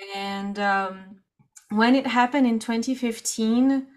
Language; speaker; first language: English; non-native, fluent; Portuguese